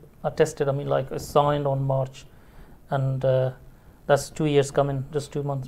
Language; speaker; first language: English; non-native, fluent; Punjabi